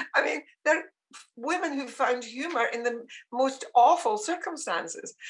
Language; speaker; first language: English; native; English